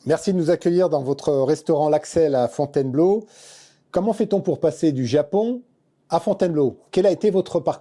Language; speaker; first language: French; native; French